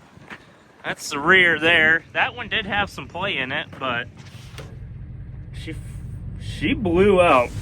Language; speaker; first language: English; native; English